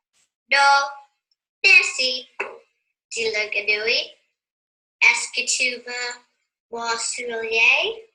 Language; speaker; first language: French; non-native, learner; English